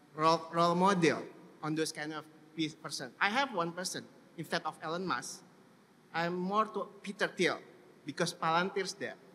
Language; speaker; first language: Indonesian; native; Indonesian